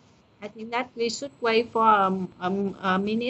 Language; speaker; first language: English; non-native, learner; Vietnamese